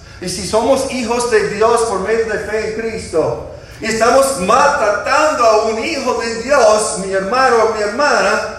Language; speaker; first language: Spanish; non-native, fluent; English